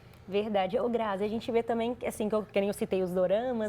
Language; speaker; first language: Portuguese; native; Portuguese